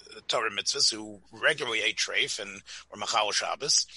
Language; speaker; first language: English; native; English